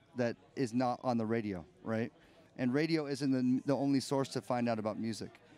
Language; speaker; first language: English; native; English